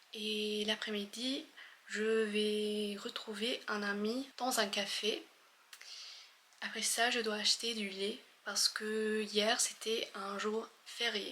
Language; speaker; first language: French; non-native, fluent; English